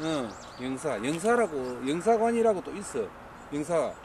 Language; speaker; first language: Korean; native; Korean